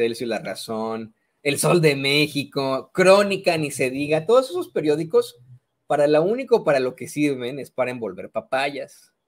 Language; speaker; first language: Spanish; native; Spanish